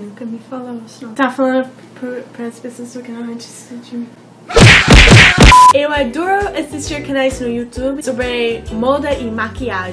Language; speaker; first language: Portuguese; non-native, fluent; English